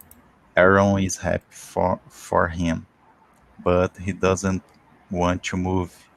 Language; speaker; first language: English; non-native, learner; Portuguese